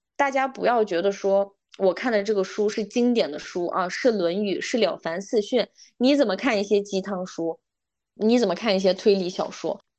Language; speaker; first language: Chinese; non-native, local second language; Uyghur